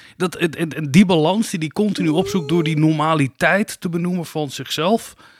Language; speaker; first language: Dutch; native; Dutch